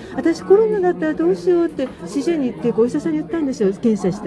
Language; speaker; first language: Japanese; native; Japanese